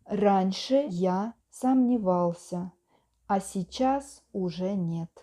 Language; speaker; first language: Russian; non-native, fluent; Spanish